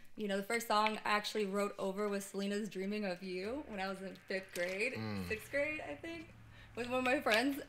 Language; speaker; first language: English; native; English